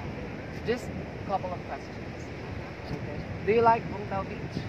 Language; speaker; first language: English; non-native, fluent; Filipino